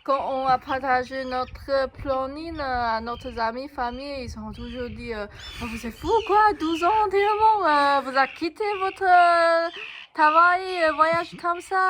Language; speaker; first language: French; non-native, learner; Chinese